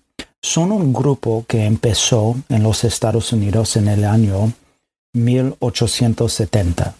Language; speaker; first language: Spanish; non-native, fluent; English